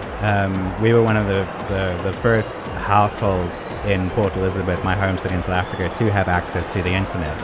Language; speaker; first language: English; native; English